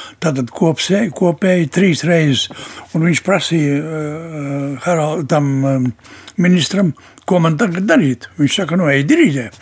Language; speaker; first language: Latvian; native; Latvian